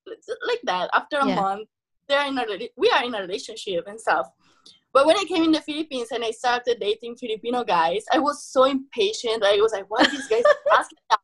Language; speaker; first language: English; non-native, fluent; Italian